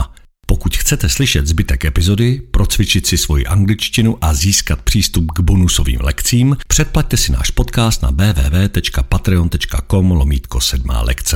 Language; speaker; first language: Czech; native; Czech